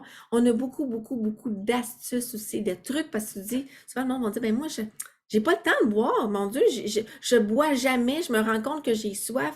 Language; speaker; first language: French; native; French